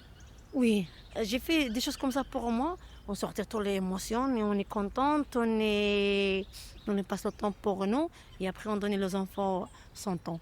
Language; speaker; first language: French; non-native, learner; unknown